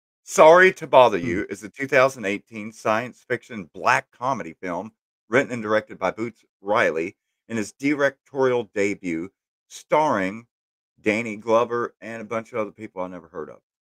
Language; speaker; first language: English; native; English